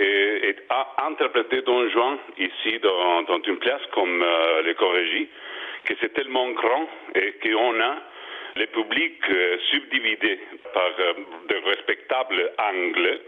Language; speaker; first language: French; non-native, learner; Spanish